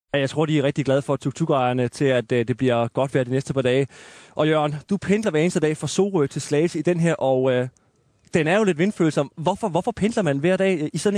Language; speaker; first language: Danish; native; Danish